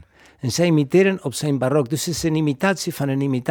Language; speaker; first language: Dutch; non-native, fluent; Spanish